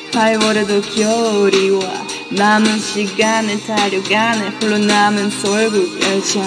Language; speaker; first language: Korean; non-native, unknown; Russian